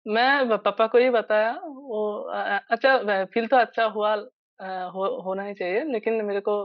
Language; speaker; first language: Hindi; non-native, local second language; Bangla